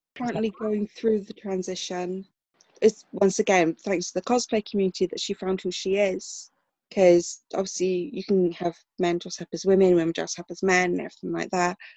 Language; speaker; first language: English; native; English